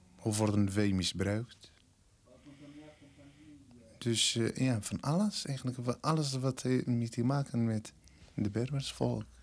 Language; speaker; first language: Dutch; non-native, learner; Berber languages